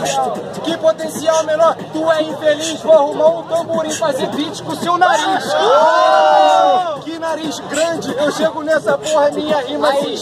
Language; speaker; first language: Portuguese; native; Portuguese